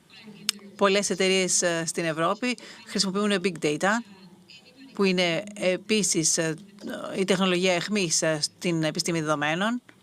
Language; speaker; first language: Greek; native; Greek